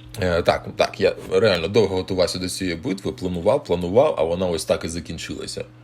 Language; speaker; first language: Ukrainian; native; Ukrainian